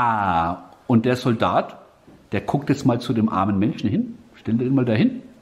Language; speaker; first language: German; native; German